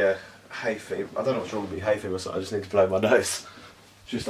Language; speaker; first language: English; native; English